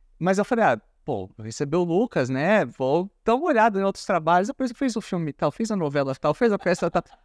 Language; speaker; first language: Portuguese; native; Portuguese